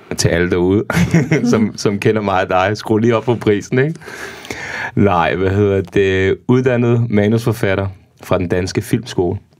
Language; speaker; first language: Danish; early bilingual, other home language; Serbian